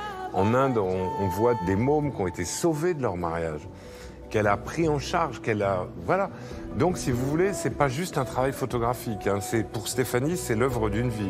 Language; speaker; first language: French; native; French